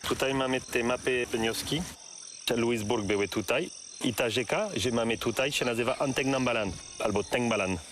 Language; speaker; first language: Polish; non-native, learner; Malagasy